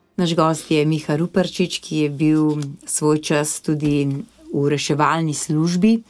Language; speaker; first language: Slovenian; native; Slovenian